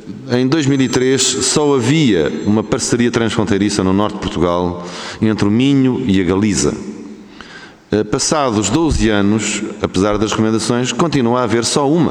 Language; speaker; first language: Portuguese; native; Portuguese